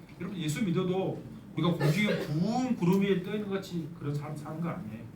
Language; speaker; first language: Korean; native; Korean